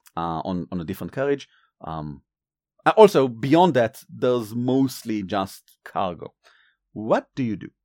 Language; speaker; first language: English; non-native, fluent; Hebrew